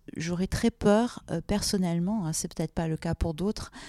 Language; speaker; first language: French; native; French